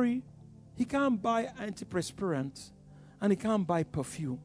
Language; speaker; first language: English; non-native, local second language; Yoruba